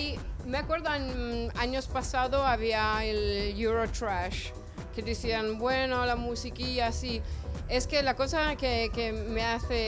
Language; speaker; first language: Spanish; non-native, fluent; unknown